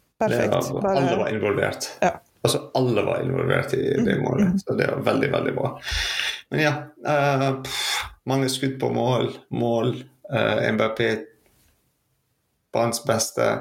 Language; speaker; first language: Norwegian; non-native, fluent; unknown